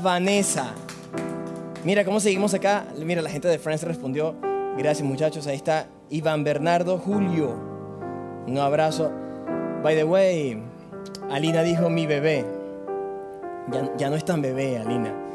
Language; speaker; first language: Spanish; native; Spanish